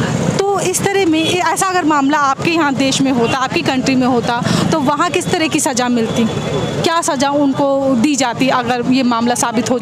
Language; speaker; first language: Hindi; native; Hindi